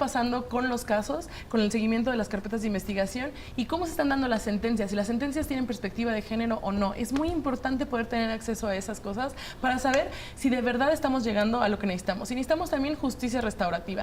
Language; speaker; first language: Spanish; native; Spanish